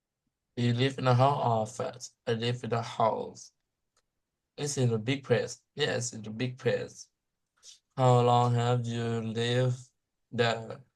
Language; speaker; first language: English; non-native, learner; Thai